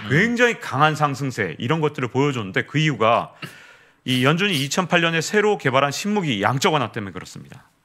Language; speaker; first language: Korean; native; Korean